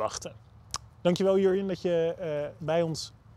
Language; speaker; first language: Dutch; native; Dutch